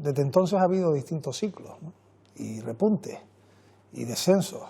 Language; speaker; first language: Spanish; native; Spanish